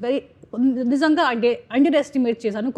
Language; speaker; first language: Telugu; non-native, learner; Hindi